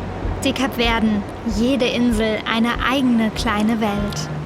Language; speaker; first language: German; native; German